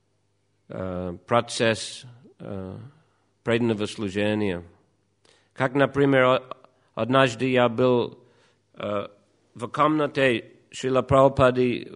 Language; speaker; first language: Russian; non-native, fluent; English